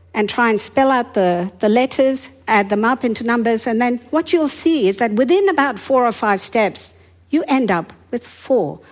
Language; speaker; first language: English; non-native, fluent; Hindi